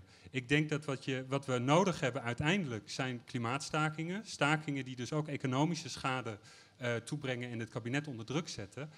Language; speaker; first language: Dutch; native; Dutch